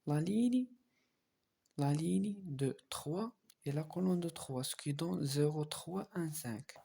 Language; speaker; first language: French; non-native, local second language; Arabic